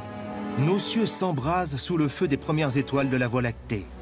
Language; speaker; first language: French; native; French